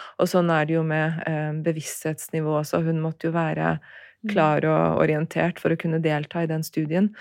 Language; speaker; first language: Norwegian; early bilingual, other home language; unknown